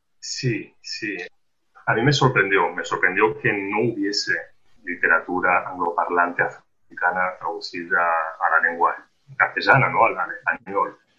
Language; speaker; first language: Spanish; native; Spanish